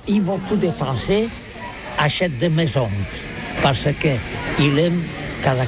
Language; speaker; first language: French; non-native, learner; Catalan